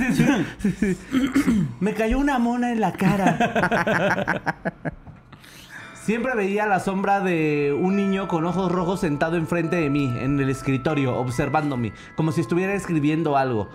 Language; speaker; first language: Spanish; native; Spanish